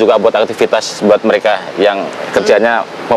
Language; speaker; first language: Indonesian; native; Indonesian